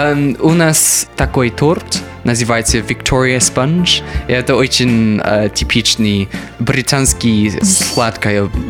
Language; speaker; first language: Russian; non-native, learner; English